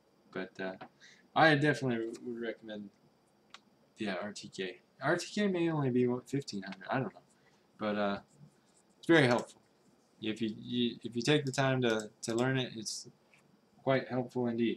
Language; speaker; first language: English; native; English